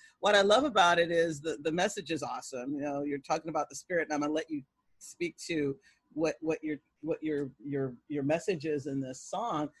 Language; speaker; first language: English; native; English